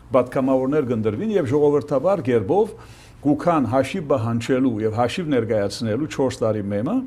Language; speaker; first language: Armenian; early bilingual, heritage; Armenian